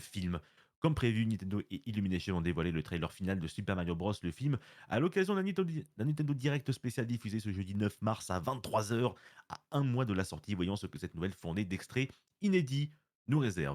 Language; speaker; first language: French; native; French